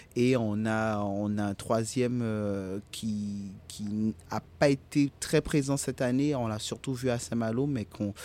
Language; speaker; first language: French; native; French